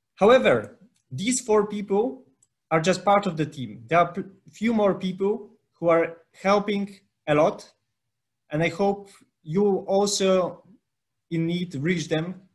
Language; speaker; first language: English; non-native, fluent; Polish